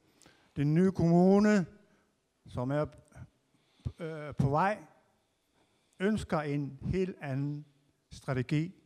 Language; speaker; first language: Danish; non-native, local second language; Kalaallisut